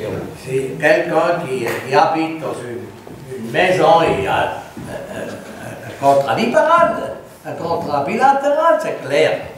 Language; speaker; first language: French; non-native, fluent; German